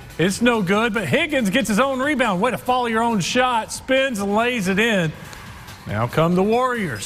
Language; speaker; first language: English; native; English